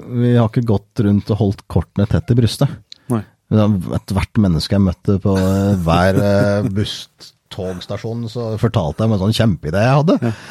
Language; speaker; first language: Norwegian; early bilingual, heritage; Norwegian